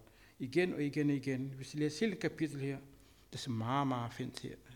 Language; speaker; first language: Danish; non-native, learner; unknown